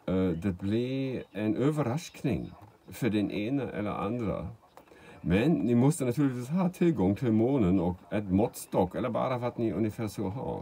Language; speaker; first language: Swedish; non-native, fluent; German